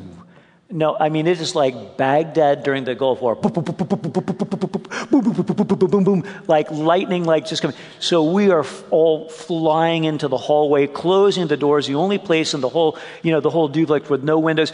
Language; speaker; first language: English; native; English